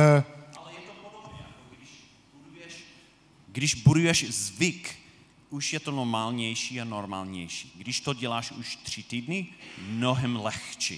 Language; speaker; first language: Czech; non-native, fluent; English